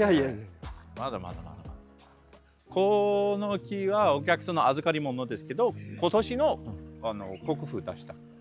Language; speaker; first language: Japanese; non-native, learner; English